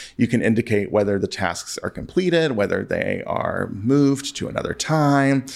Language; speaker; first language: English; native; English